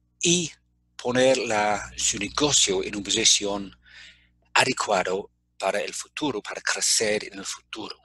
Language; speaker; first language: Spanish; non-native, fluent; English